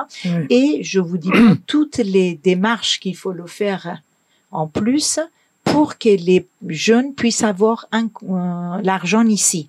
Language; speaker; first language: French; non-native, fluent; Persian